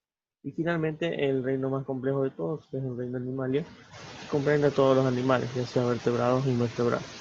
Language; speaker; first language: Spanish; native; Spanish